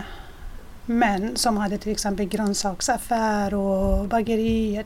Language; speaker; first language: Swedish; non-native, fluent; Persian